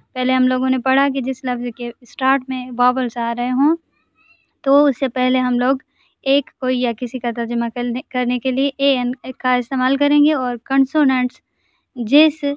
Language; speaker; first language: Urdu; non-native, local second language; Sindhi